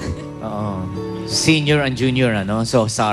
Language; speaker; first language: Filipino; native; Filipino